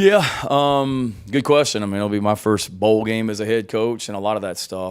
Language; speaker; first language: English; native; English